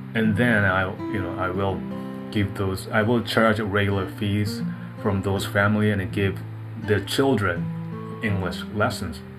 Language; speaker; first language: English; non-native, fluent; Japanese